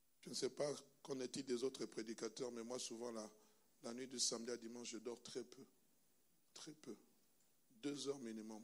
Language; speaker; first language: French; non-native, local second language; Lingala